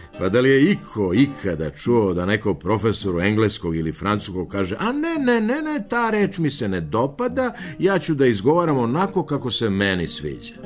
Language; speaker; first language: Serbian; native; Serbian